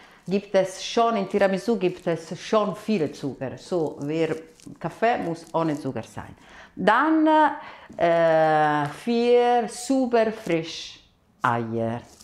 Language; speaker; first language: German; non-native, fluent; Italian